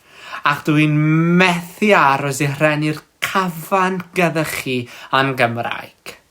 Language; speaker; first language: Welsh; non-native, learner; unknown